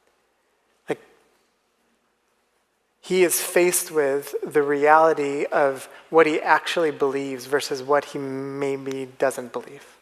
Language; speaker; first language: English; native; English